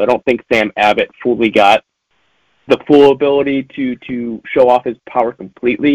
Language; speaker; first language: English; native; English